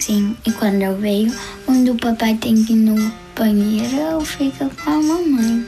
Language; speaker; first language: Portuguese; early bilingual, heritage; Portuguese